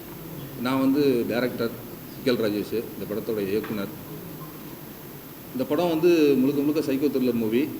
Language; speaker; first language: Tamil; native; Tamil